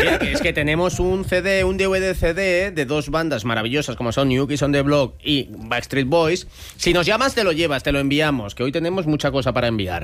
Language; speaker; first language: Spanish; native; Spanish